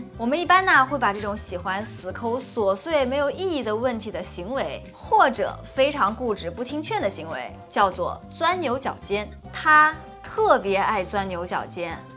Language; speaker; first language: Chinese; native; Chinese